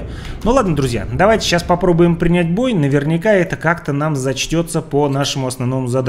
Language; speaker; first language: Russian; native; Russian